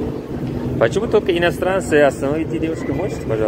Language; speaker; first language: Russian; non-native, learner; Tajik